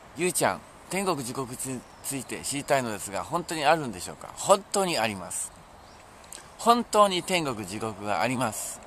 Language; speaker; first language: Japanese; native; Japanese